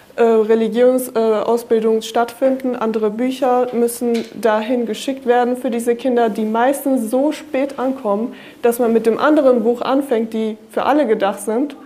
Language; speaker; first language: German; non-native, fluent; Kurdish